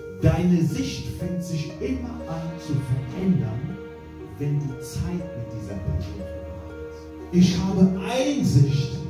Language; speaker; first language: German; non-native, fluent; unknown